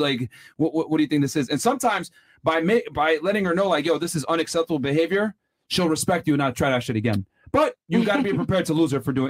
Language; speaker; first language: English; native; English